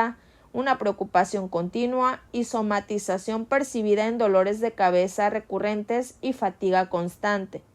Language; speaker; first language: Spanish; native; Spanish